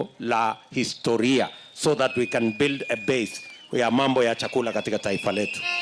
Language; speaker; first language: Swahili; non-native, local second language; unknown